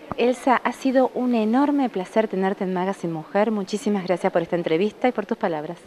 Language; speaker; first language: Spanish; native; Spanish